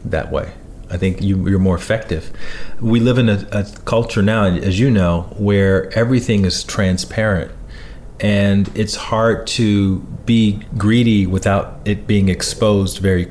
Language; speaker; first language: English; native; English